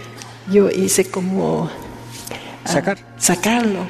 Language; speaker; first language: Spanish; non-native, learner; Vietnamese